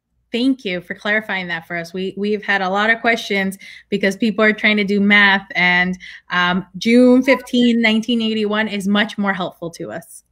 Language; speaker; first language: English; early bilingual, other home language; Spanish